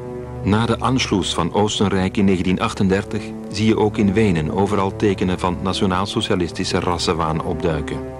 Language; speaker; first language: Dutch; native; Dutch